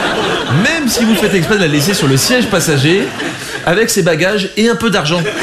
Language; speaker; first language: French; native; French